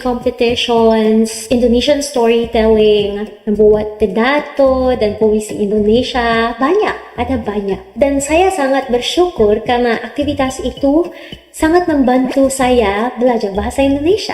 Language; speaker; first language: Indonesian; non-native, learner; Filipino